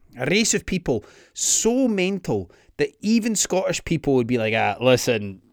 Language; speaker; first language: English; native; English